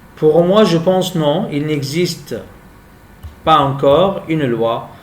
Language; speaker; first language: French; non-native, local second language; Arabic